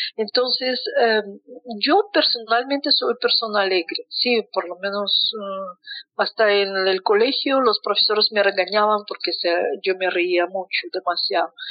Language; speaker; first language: Spanish; non-native, fluent; Russian